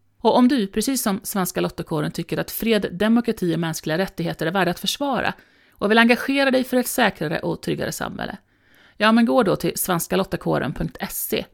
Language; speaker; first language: Swedish; native; Swedish